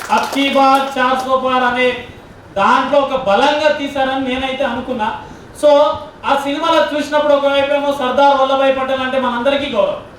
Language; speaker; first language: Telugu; non-native, local second language; Lambadi